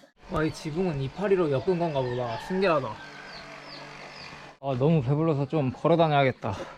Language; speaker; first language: Korean; native; Korean